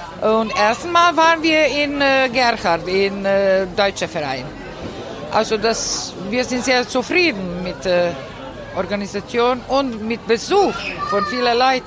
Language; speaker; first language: German; non-native, learner; Croatian